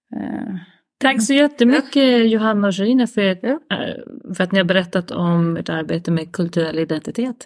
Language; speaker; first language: Swedish; native; Swedish